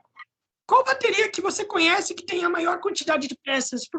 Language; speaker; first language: Portuguese; native; Portuguese